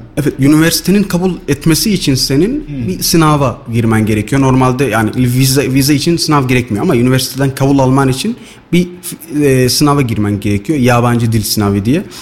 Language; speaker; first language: Turkish; non-native, fluent; Somali